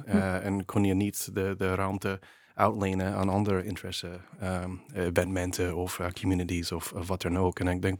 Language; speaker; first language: Dutch; non-native, fluent; English